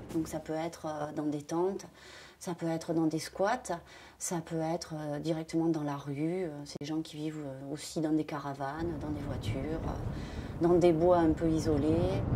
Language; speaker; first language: French; native; French